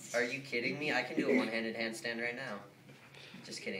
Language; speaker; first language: English; native; English